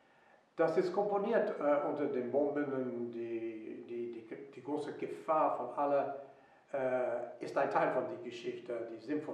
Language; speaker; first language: German; non-native, fluent; English